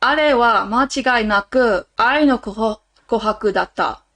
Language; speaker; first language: Japanese; non-native, learner; English